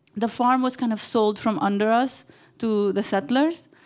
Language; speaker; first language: English; early bilingual, other home language; Arabic